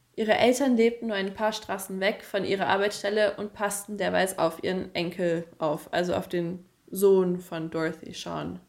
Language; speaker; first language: German; native; German